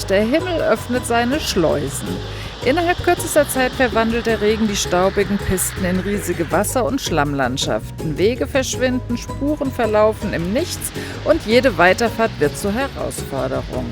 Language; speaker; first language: German; native; German